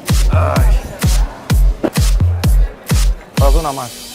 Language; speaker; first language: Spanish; non-native, fluent; Portuguese